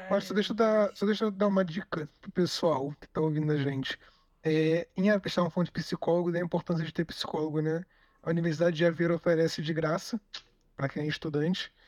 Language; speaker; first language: Portuguese; native; Portuguese